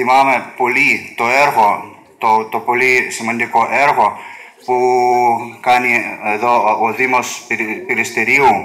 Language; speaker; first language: Greek; non-native, learner; Russian